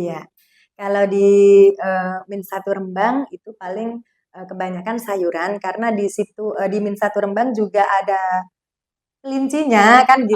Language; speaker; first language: Indonesian; non-native, local second language; Javanese